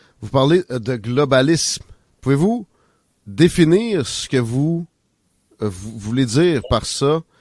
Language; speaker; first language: French; native; French